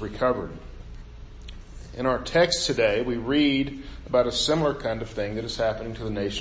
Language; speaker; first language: English; native; English